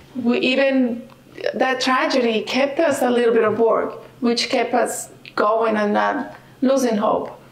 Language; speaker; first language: English; non-native, fluent; Spanish